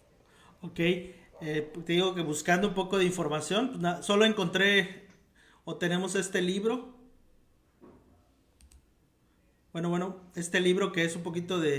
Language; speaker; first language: Spanish; native; Spanish